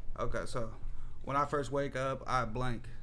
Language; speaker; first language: English; native; English